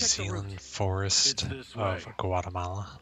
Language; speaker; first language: English; native; English